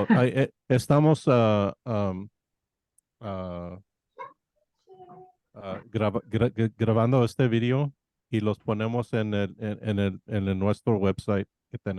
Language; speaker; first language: Spanish; non-native, learner; English